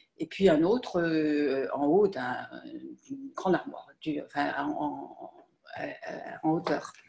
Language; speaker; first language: French; native; French